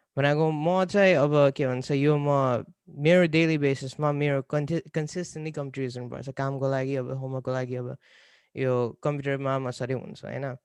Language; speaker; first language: Nepali; early bilingual, other home language; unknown